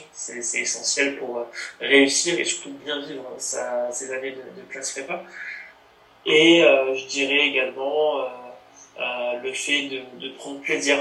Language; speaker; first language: French; native; French